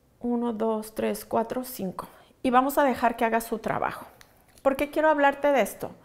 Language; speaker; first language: Spanish; native; Spanish